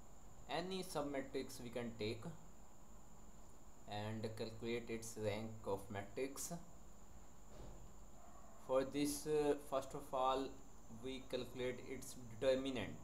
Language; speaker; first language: English; non-native, local second language; Hindi